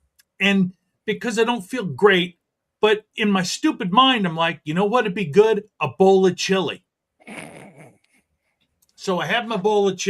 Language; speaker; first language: English; native; English